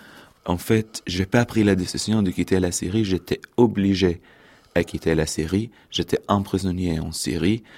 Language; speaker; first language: French; non-native, fluent; Arabic